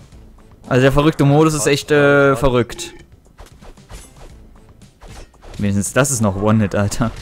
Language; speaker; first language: German; native; German